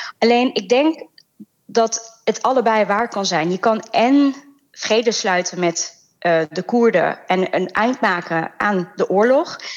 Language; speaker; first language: Dutch; early bilingual, other home language; Turkish